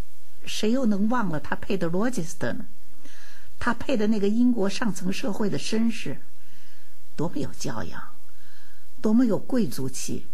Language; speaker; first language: Chinese; native; Chinese